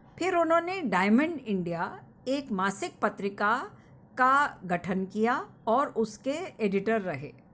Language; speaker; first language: Hindi; native; Hindi